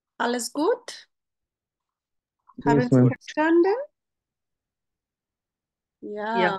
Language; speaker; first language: German; non-native, fluent; Bangla